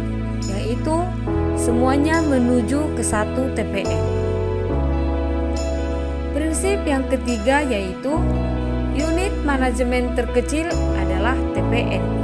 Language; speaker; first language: Indonesian; native; Indonesian